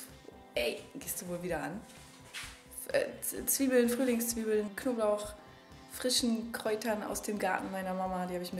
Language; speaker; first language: German; native; German